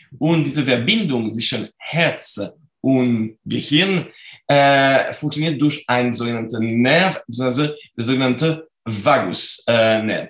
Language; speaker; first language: German; non-native, fluent; French